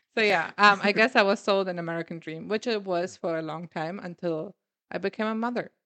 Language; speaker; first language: English; non-native, fluent; German